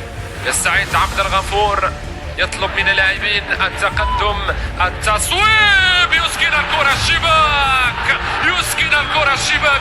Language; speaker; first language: Arabic; native; Arabic